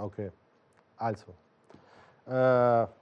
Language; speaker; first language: German; non-native, learner; Arabic